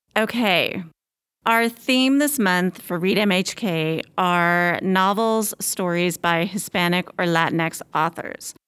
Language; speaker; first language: English; native; English